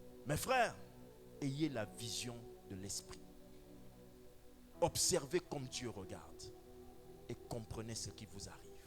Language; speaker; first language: French; non-native, local second language; Lingala